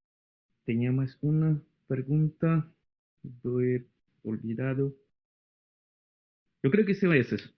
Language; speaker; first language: Spanish; non-native, fluent; Portuguese